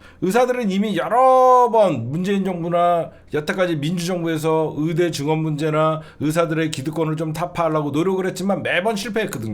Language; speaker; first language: Korean; native; Korean